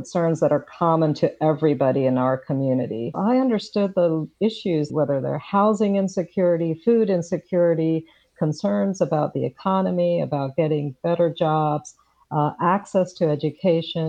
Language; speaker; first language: English; native; English